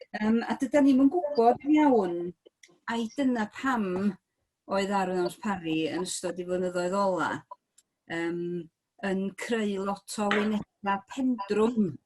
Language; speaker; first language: Welsh; native; Welsh